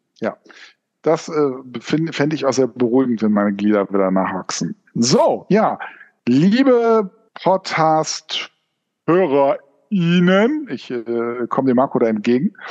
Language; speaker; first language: German; native; German